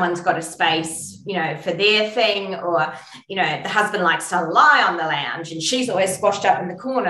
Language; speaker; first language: English; native; English